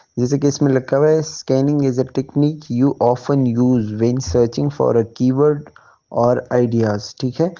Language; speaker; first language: Urdu; native; Urdu